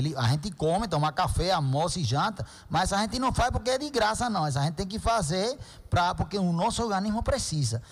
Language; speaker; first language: Portuguese; non-native, fluent; Spanish